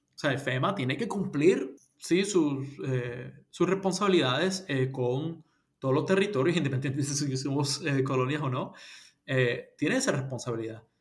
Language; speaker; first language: Spanish; early bilingual, heritage; Spanish